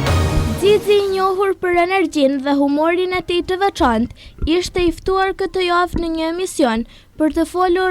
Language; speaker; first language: Albanian; native; Albanian